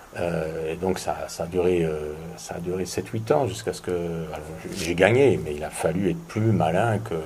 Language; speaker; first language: French; native; French